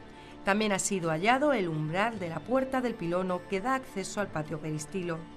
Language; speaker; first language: Spanish; native; Spanish